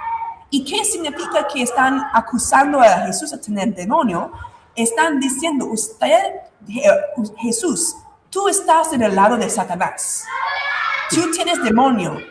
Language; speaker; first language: Spanish; non-native, fluent; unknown